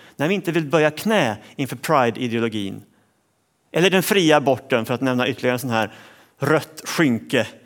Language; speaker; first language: Swedish; native; Swedish